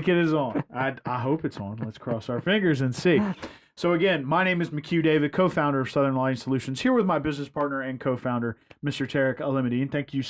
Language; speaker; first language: English; native; English